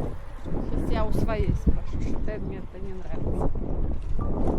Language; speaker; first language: Russian; native; Russian